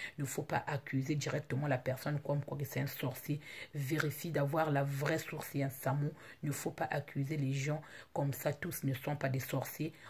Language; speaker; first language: French; non-native, local second language; Lingala